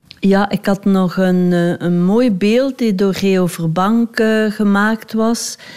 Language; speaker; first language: Dutch; native; Dutch